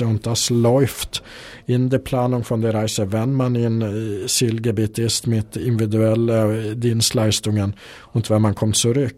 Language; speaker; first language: German; non-native, fluent; Swedish